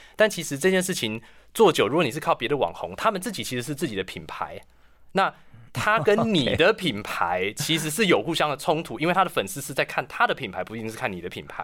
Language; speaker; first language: Chinese; native; Chinese